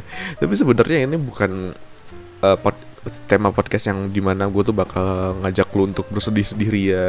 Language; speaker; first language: Indonesian; native; Indonesian